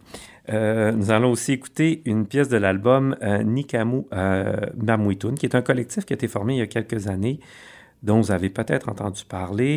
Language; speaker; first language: French; native; French